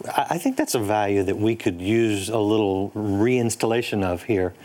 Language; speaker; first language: English; native; English